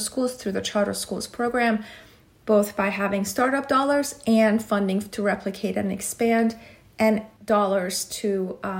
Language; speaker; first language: English; non-native, fluent; Persian